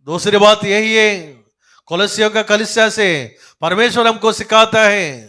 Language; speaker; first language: Hindi; non-native, local second language; Telugu